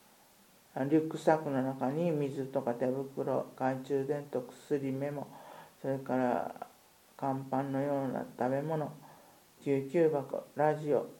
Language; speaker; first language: Japanese; native; Japanese